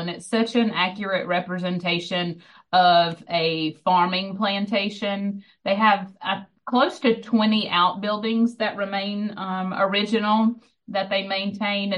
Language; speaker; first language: English; native; English